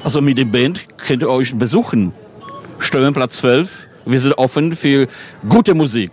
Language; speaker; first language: German; non-native, fluent; Polish